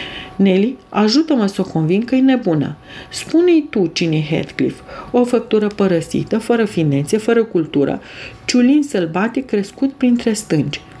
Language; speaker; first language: Romanian; native; Romanian